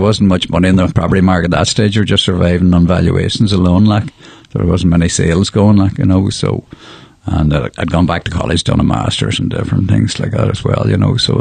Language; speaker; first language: English; native; English